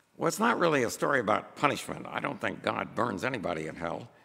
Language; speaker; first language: English; native; English